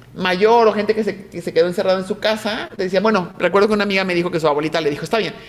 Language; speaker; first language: Spanish; native; Spanish